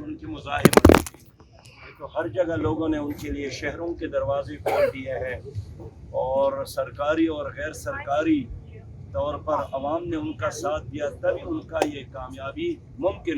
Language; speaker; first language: Urdu; non-native, local second language; Pashto